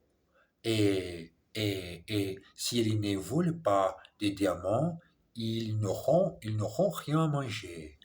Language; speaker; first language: French; non-native, learner; English